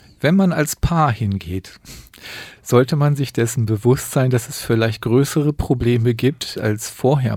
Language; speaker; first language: German; native; German